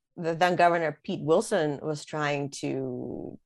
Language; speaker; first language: English; early bilingual, other home language; Russian